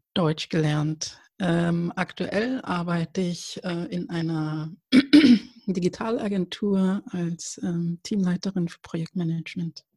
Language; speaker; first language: German; early bilingual, other home language; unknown